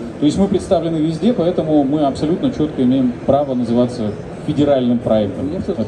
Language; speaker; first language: Russian; native; Russian